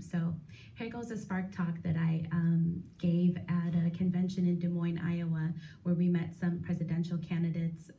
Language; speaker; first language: English; native; English